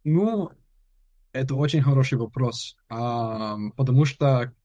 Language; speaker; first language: Russian; non-native, learner; English